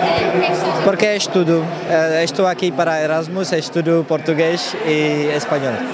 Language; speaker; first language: Portuguese; non-native, learner; Czech